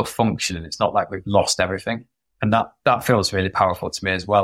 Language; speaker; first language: English; native; English